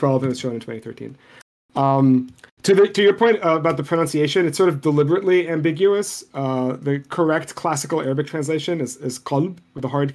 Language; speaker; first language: English; non-native, fluent; Arabic